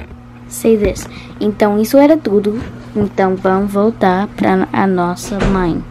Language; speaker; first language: Portuguese; early bilingual, heritage; Portuguese